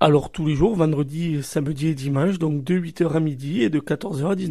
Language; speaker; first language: French; native; French